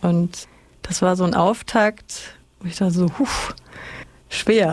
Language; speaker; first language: German; native; German